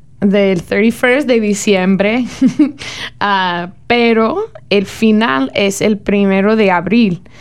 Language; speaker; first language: Spanish; non-native, learner; English